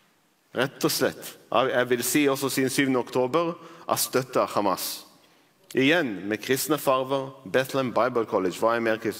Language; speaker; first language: Norwegian; non-native, fluent; Arabic